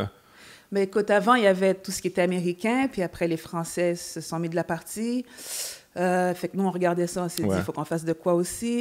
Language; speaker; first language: French; native; French